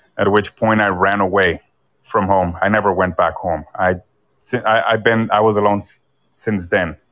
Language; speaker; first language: English; early bilingual, other home language; Spanish